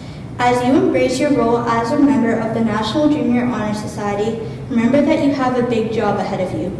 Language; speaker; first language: English; native; English